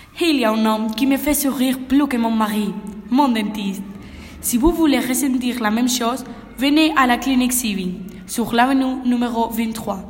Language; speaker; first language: French; non-native, learner; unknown